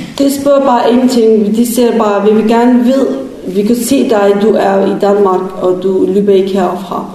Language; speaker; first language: Danish; non-native, learner; Kurdish